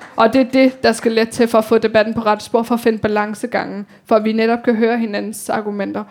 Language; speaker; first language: Danish; early bilingual, other home language; Persian